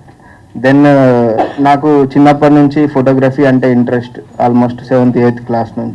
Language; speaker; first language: Telugu; native; Telugu